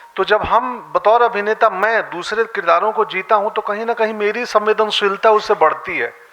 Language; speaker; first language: Hindi; native; Hindi